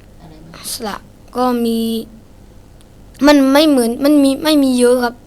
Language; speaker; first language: Thai; non-native, learner; Shan